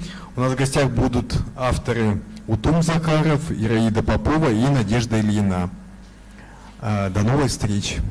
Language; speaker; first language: Russian; native; Russian